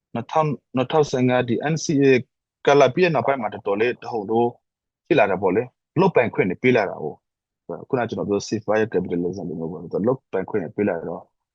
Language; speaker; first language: Burmese; non-native, local second language; S'gaw Karen